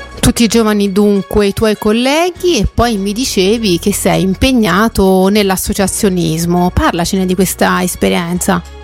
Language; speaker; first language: Italian; native; Italian